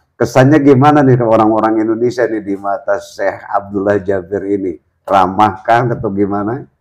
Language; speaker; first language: Indonesian; native; Indonesian